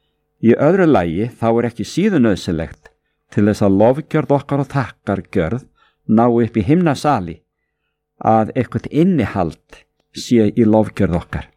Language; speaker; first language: Icelandic; native; Icelandic